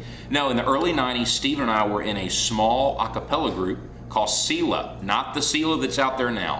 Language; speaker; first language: English; native; English